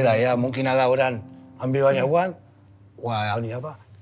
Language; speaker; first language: Indonesian; non-native, fluent; Spanish